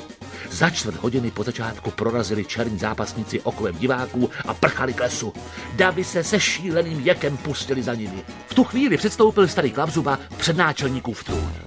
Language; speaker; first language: Czech; native; Czech